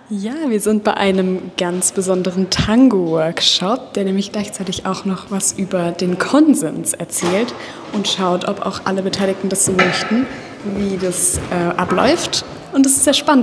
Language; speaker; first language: German; native; German